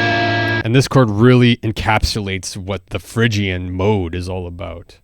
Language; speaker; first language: English; native; English